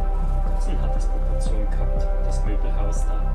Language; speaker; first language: German; native; German